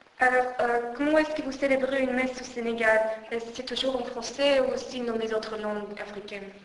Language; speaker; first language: French; non-native, learner; German